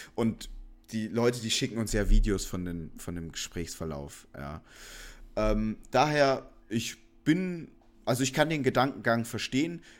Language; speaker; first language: German; native; German